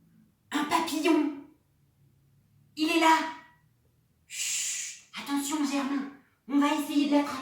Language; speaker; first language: French; native; French